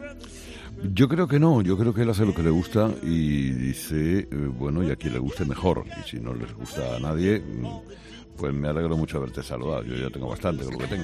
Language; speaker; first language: Spanish; native; Spanish